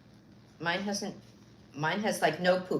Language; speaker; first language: English; native; English